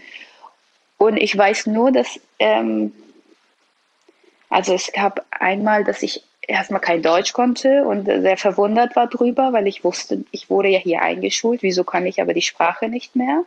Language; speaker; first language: German; early bilingual, other home language; Persian